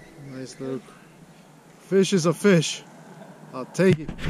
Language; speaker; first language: English; native; English